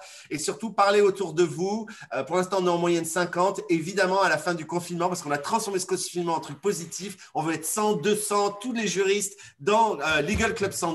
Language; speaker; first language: French; native; French